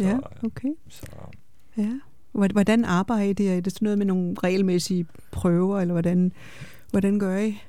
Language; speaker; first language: Danish; native; Danish